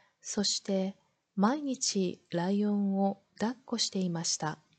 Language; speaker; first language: Japanese; non-native, learner; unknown